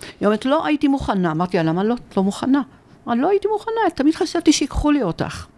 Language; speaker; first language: Hebrew; early bilingual, other home language; Arabic